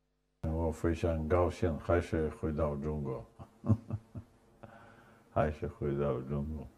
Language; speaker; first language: Chinese; non-native, fluent; Russian